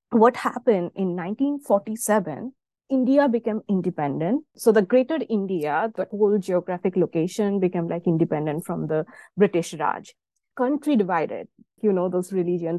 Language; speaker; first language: English; non-native, local second language; Bangla